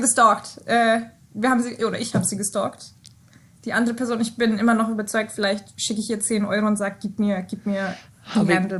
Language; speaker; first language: German; native; German